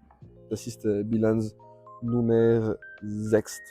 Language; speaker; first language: German; non-native, learner; French